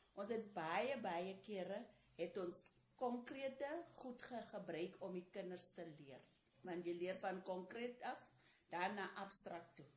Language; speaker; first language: Afrikaans; non-native, local second language; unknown